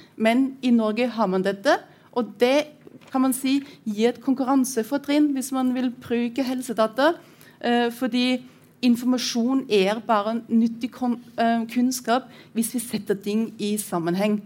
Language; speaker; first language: Norwegian; non-native, fluent; German